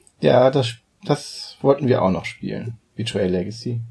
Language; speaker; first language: German; native; German